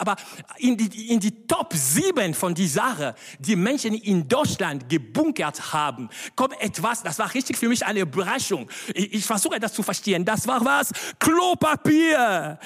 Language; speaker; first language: German; non-native, fluent; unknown